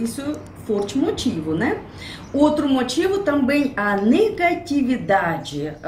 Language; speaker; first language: Portuguese; non-native, fluent; Russian